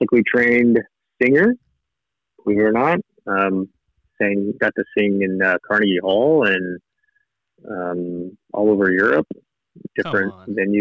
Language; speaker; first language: English; native; English